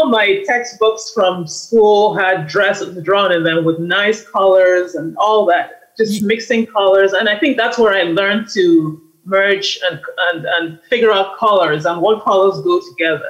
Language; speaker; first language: English; native; English